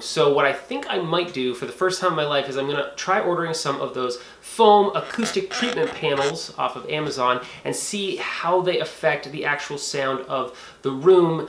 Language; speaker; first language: English; native; English